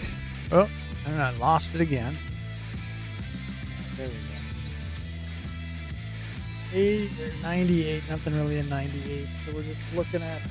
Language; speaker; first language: English; native; English